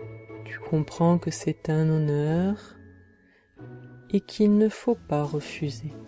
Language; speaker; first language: French; native; French